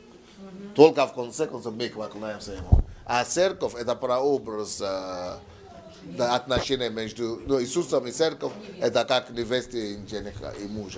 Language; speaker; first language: Russian; non-native, learner; Yoruba